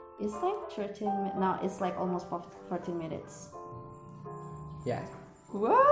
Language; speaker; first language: English; non-native, learner; Indonesian